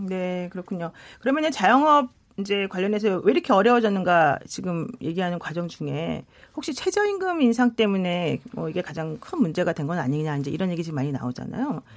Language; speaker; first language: Korean; native; Korean